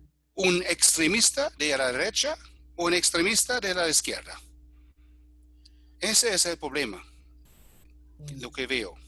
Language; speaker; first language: Spanish; non-native, fluent; German